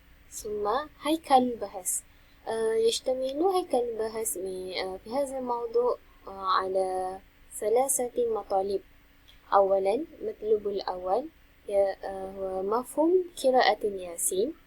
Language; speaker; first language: Arabic; non-native, learner; Malay